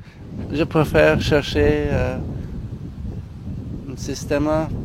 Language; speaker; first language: French; non-native, learner; Spanish